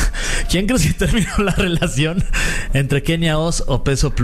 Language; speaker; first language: Spanish; native; Spanish